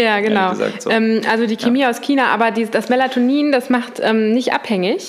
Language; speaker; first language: German; native; German